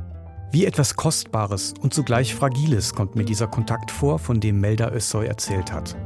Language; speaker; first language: German; native; German